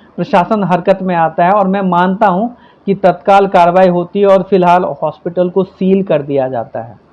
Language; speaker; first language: Hindi; native; Hindi